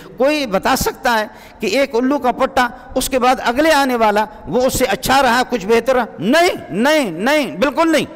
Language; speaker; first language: Urdu; non-native, local second language; Brahui